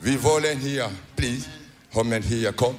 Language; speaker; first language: English; non-native, learner; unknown